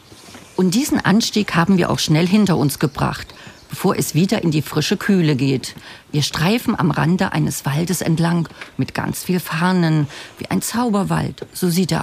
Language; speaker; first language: German; native; German